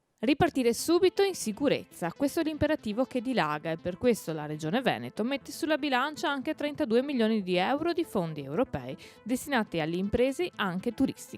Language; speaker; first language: Italian; native; Italian